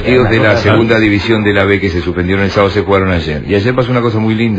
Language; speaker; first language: Spanish; native; Spanish